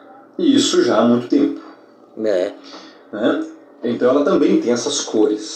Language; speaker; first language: Portuguese; native; Portuguese